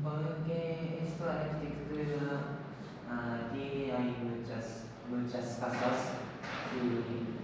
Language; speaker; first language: Spanish; non-native, learner; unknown